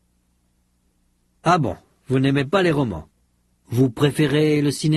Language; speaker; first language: French; native; French